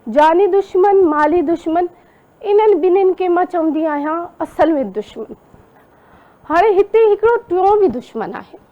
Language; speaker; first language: Sindhi; non-native, local second language; Urdu